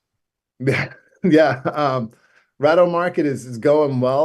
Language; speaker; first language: English; native; English